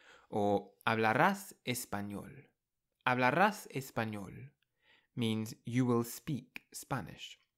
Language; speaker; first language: Spanish; non-native, fluent; English